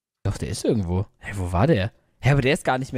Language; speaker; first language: German; native; German